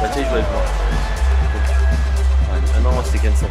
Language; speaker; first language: French; native; French